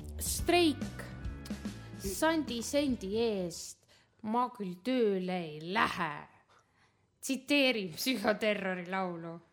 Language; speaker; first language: Estonian; native; Estonian